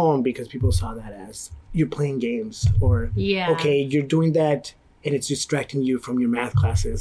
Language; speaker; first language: English; native; English